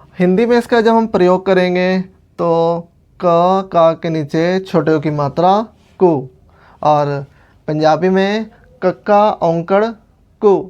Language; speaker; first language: Hindi; non-native, local second language; Punjabi